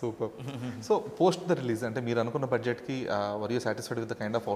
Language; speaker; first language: Telugu; native; Telugu